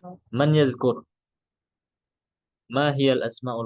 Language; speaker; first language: Arabic; non-native, fluent; Indonesian